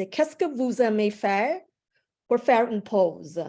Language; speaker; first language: French; non-native, fluent; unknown